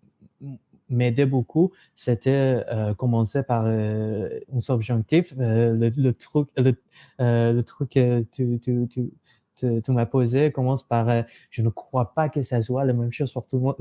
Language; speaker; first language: French; non-native, fluent; English